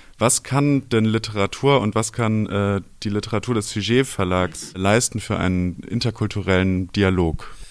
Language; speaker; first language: German; native; German